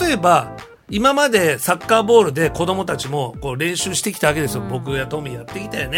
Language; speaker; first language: Japanese; native; Japanese